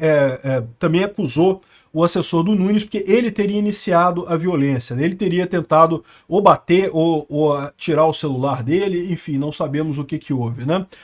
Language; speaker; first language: Portuguese; native; Portuguese